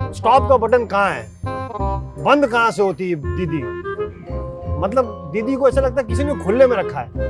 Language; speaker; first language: Hindi; native; Hindi